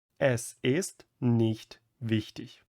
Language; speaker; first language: German; non-native, fluent; Ukrainian